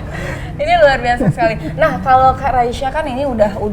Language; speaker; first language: Indonesian; native; Indonesian